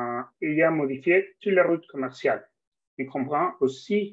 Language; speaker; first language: French; non-native, fluent; Spanish